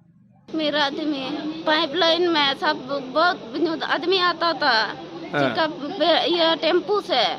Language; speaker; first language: Hindi; non-native, local second language; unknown